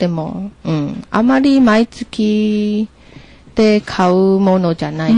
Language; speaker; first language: Japanese; non-native, learner; Chinese